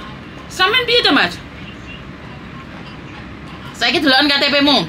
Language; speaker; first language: Indonesian; non-native, local second language; Javanese